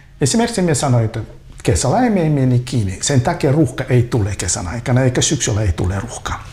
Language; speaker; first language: Finnish; non-native, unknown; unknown